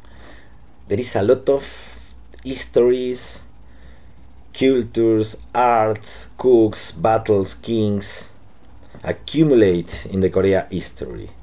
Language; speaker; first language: English; non-native, local second language; Spanish